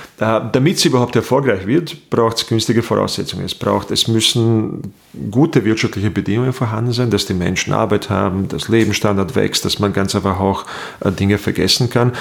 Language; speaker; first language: German; non-native, fluent; Bosnian